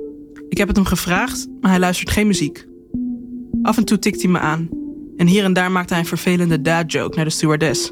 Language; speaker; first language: Dutch; native; Dutch